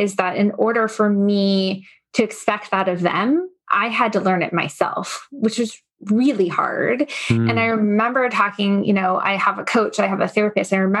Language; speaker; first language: English; native; English